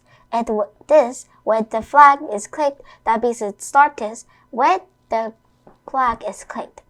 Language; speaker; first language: English; non-native, fluent; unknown